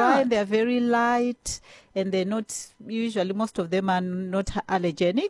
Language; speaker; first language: English; non-native, local second language; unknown